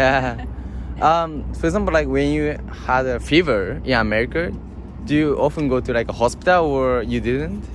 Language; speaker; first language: English; non-native, learner; Japanese